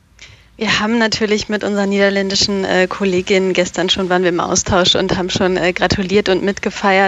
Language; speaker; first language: German; native; German